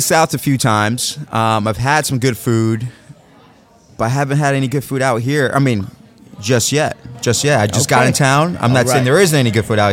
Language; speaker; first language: English; native; English